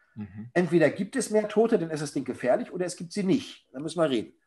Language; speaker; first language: German; native; German